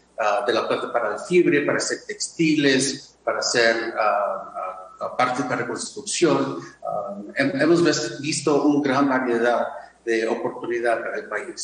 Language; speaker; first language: Spanish; non-native, fluent; English